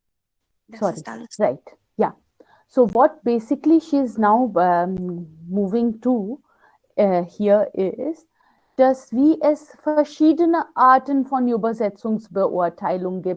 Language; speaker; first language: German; non-native, fluent; Hindi